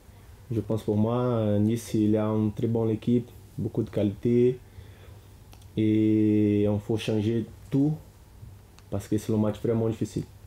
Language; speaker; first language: French; non-native, learner; Portuguese